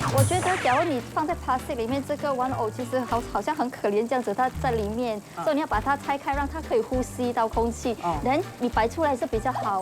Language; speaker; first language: Chinese; native; Chinese